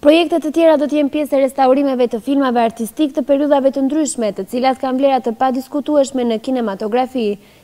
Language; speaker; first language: Albanian; native; Albanian